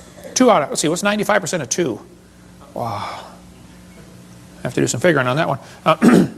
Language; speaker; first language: English; native; English